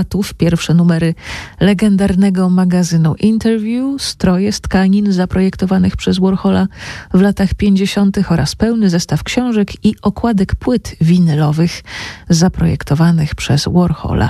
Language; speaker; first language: Polish; native; Polish